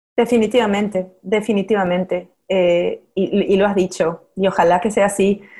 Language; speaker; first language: Spanish; native; Spanish